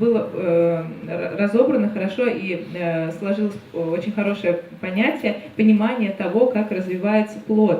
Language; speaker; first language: Russian; native; Russian